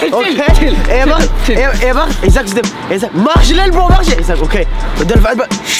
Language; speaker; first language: German; non-native, learner; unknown